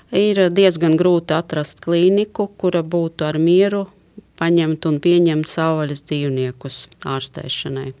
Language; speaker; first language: Latvian; native; Latvian